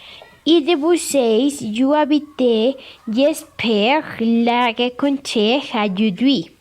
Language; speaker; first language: French; non-native, learner; Spanish